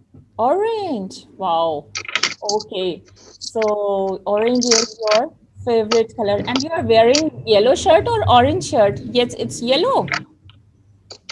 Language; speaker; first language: English; non-native, local second language; Urdu